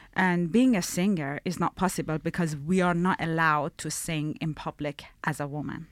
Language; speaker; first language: English; non-native, fluent; Persian